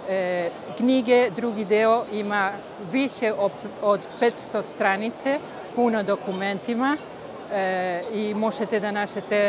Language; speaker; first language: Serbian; early bilingual, heritage; Serbian